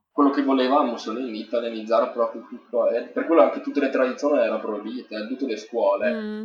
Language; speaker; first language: Italian; non-native, local second language; German